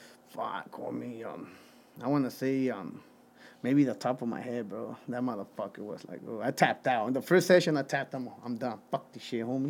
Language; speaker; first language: English; early bilingual, other home language; Spanish